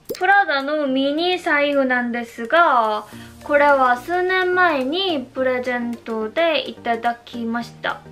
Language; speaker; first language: Japanese; non-native, learner; Korean